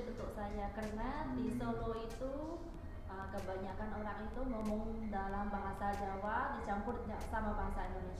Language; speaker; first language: Indonesian; non-native, fluent; Khmer